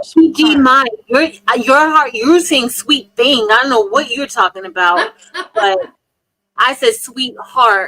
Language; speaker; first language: English; native; English